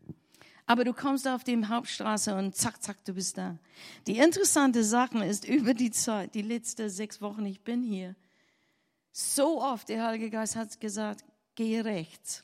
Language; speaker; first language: German; non-native, learner; English